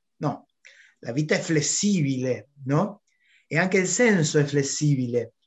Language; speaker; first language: Italian; non-native, fluent; Spanish